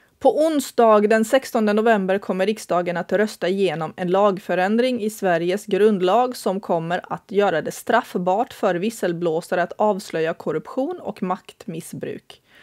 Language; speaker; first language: Swedish; early bilingual, other home language; Bosnian